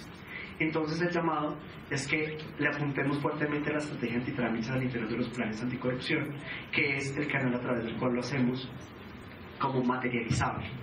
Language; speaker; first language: Spanish; native; Spanish